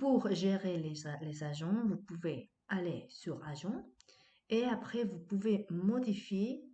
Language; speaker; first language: French; non-native, fluent; Spanish